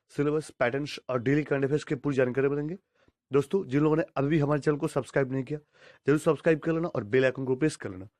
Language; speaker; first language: Hindi; non-native, local second language; Bangla